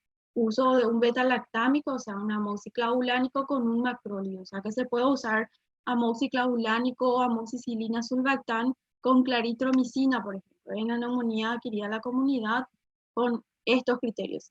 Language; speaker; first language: Spanish; native; Spanish